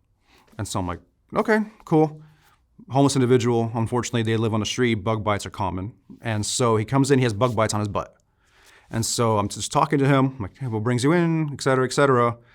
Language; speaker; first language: English; native; English